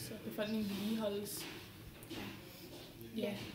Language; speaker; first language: Danish; native; Danish